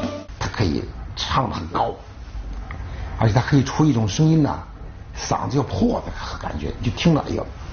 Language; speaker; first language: Chinese; native; Chinese